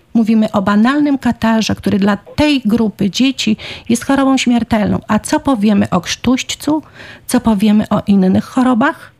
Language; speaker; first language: Polish; native; Polish